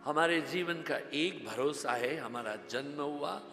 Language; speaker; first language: Hindi; non-native, local second language; Gujarati